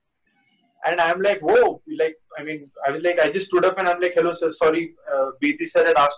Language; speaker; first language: English; non-native, local second language; Hindi